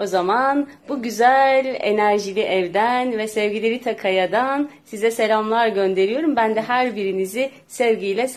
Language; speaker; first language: Turkish; native; Turkish